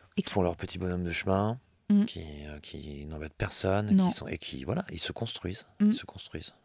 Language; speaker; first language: French; native; French